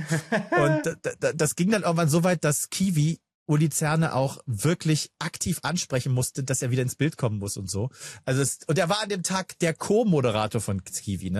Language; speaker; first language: German; native; German